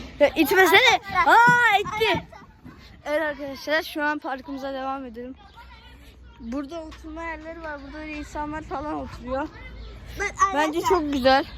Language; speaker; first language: Turkish; native; Turkish